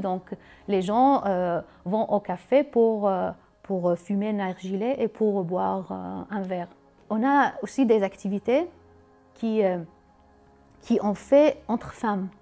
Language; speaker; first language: French; non-native, learner; Arabic